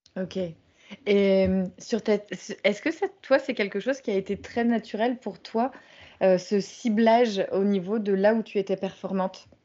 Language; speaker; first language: French; native; French